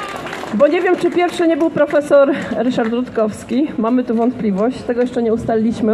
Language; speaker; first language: Polish; native; Polish